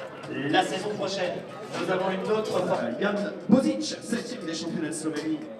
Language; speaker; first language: French; native; French